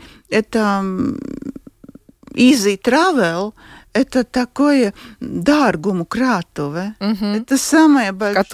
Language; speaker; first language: Russian; non-native, local second language; Latvian